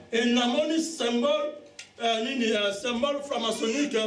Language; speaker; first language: French; non-native, local second language; Lingala